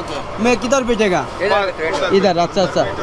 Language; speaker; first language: Hindi; non-native, learner; Bangla